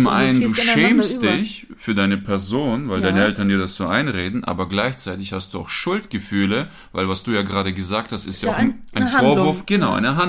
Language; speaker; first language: German; native; German